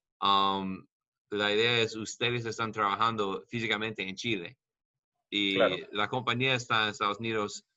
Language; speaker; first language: Spanish; non-native, learner; English